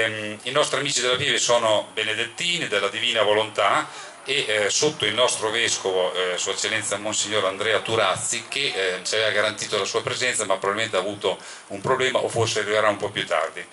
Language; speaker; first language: Italian; native; Italian